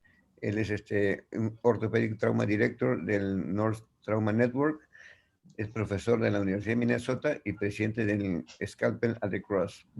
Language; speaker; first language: Spanish; native; Spanish